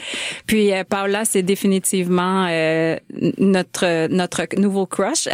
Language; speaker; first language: French; native; French